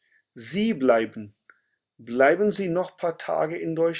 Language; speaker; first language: German; non-native, fluent; Hindi